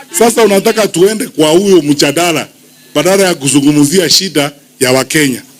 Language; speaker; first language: Swahili; non-native, local second language; Gusii